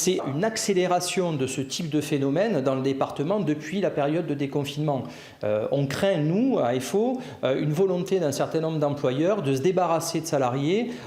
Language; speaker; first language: French; native; French